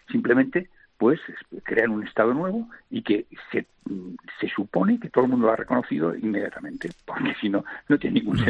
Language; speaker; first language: Spanish; non-native, local second language; Catalan